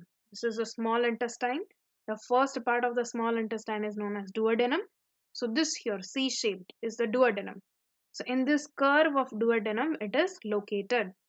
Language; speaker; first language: English; non-native, local second language; Hindi